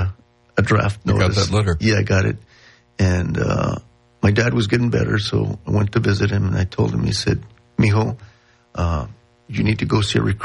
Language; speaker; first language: English; non-native, local second language; Spanish